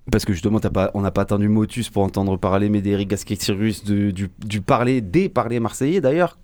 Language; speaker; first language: French; native; French